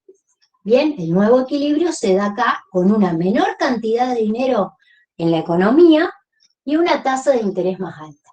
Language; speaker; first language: Spanish; native; Spanish